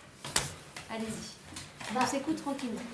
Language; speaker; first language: French; native; French